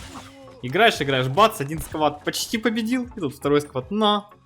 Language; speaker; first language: Russian; native; Russian